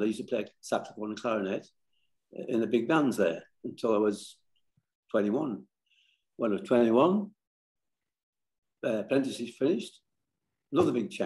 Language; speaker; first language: English; native; English